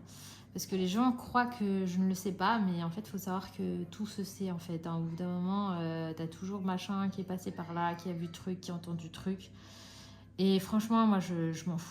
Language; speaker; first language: French; native; French